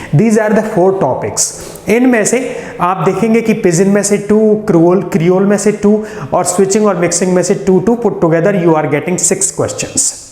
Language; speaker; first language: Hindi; native; Hindi